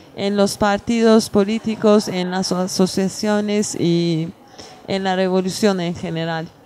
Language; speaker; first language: Spanish; non-native, fluent; Turkish